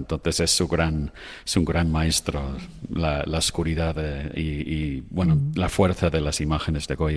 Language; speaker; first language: Spanish; non-native, fluent; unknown